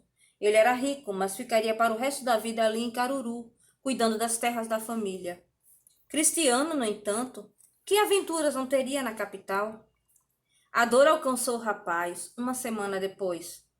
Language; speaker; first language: Portuguese; native; Portuguese